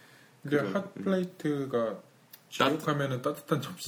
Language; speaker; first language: Korean; native; Korean